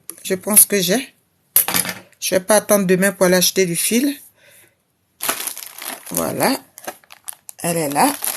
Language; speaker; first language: French; native; French